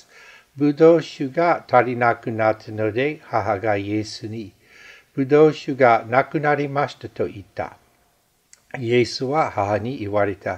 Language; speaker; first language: Japanese; non-native, fluent; English